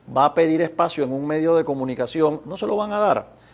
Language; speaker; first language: Spanish; native; Spanish